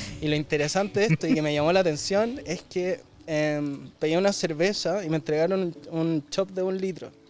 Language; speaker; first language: Spanish; native; Spanish